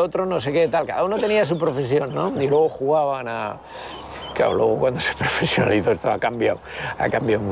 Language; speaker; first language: Spanish; native; Spanish